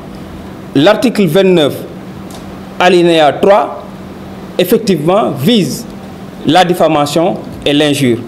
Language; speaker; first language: French; non-native, local second language; Wolof